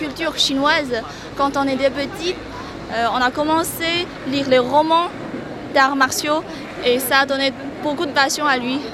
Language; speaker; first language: French; non-native, fluent; Chinese